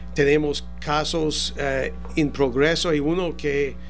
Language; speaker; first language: Spanish; non-native, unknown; English